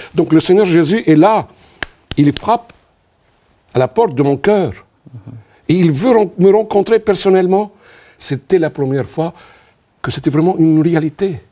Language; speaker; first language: French; non-native, local second language; Arabic